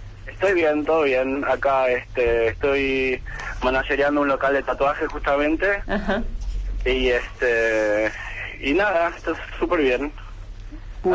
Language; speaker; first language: Spanish; native; Spanish